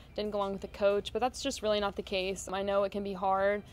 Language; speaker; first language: English; native; English